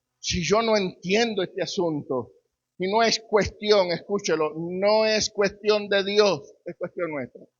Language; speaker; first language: Spanish; native; Spanish